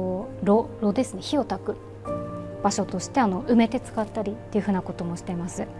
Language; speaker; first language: Japanese; native; Japanese